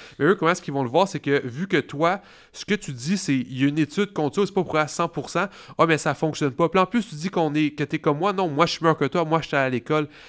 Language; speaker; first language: French; native; French